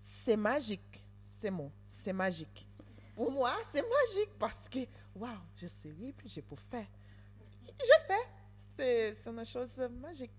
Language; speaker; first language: French; non-native, learner; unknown